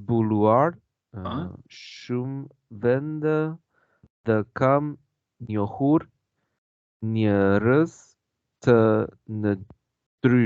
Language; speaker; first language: Albanian; non-native, learner; Chinese